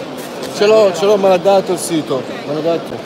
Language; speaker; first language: Italian; non-native, learner; Arabic